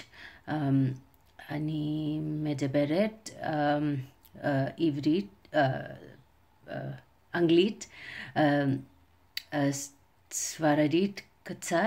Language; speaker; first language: Hebrew; non-native, learner; Telugu